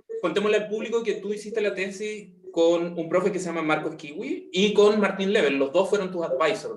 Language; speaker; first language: Spanish; native; Spanish